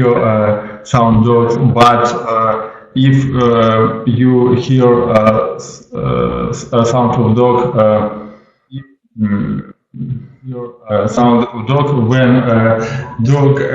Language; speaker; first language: English; non-native, learner; Russian